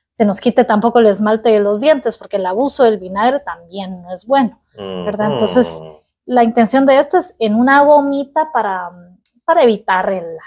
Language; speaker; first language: Spanish; native; Spanish